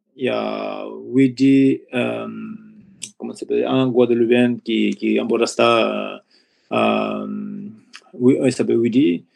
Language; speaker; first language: French; non-native, learner; Nepali